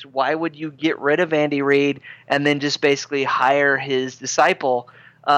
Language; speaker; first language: English; native; English